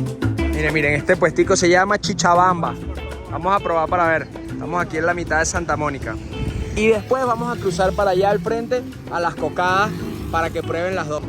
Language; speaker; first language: Spanish; native; Spanish